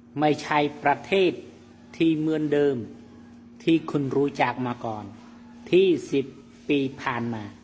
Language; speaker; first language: Thai; native; Thai